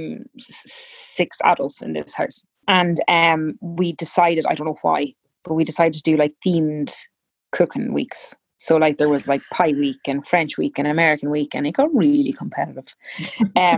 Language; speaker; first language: English; native; English